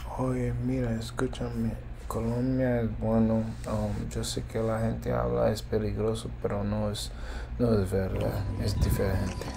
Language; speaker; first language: Spanish; early bilingual, heritage; English